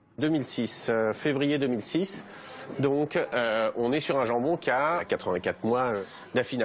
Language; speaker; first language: French; native; French